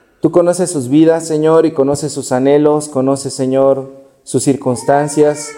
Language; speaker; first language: Spanish; native; Spanish